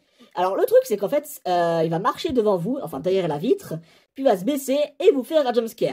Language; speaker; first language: French; native; French